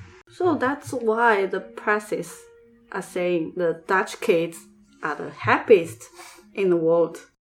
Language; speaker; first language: English; non-native, learner; Chinese